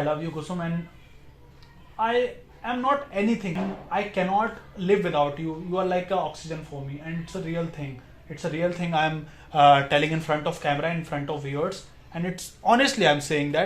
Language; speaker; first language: English; non-native, local second language; Hindi